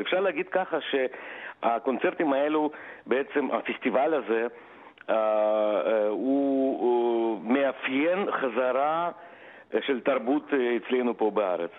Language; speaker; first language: Hebrew; non-native, fluent; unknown